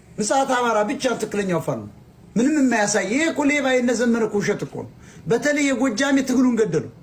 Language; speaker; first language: Amharic; native; Amharic